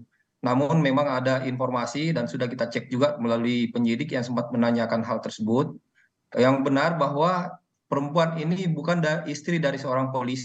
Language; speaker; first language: Indonesian; native; Indonesian